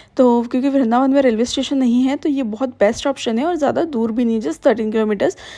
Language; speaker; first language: Hindi; native; Hindi